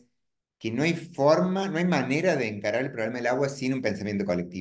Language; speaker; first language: Spanish; native; Spanish